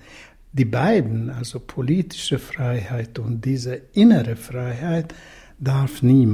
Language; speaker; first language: German; non-native, fluent; Russian